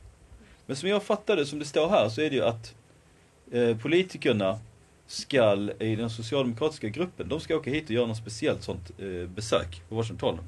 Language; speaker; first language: Swedish; native; Swedish